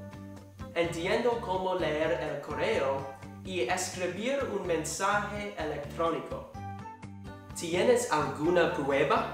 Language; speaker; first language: Spanish; non-native, learner; English